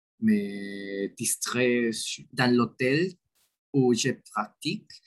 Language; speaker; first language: French; non-native, learner; Spanish